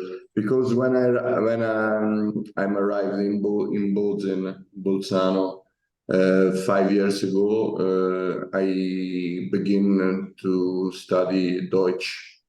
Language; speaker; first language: English; non-native, learner; Italian